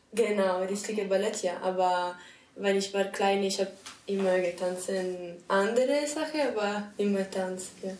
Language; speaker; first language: German; non-native, learner; Italian